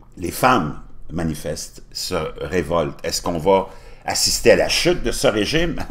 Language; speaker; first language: French; native; French